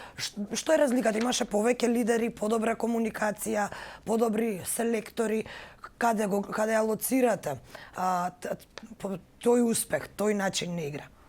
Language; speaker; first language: Macedonian; native; Macedonian